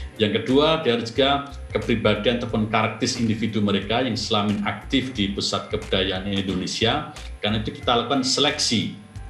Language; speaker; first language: Indonesian; native; Indonesian